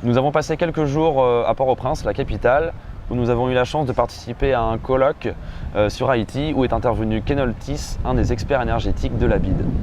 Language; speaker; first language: French; native; French